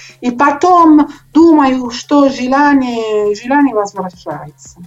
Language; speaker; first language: Russian; non-native, learner; Italian